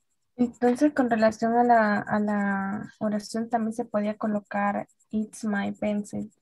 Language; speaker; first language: Spanish; native; Spanish